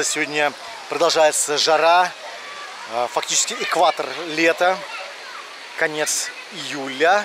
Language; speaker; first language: Russian; native; Russian